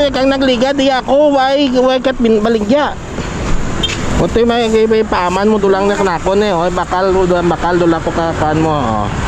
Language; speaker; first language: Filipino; non-native, local second language; Hiligaynon